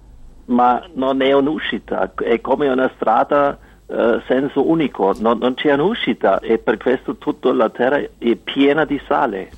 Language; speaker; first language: Italian; non-native, fluent; German